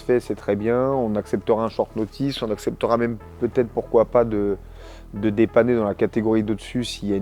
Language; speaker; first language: French; native; French